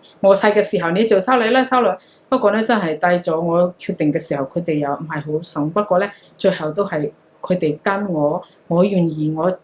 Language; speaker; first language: Cantonese; non-native, fluent; Hakha Chin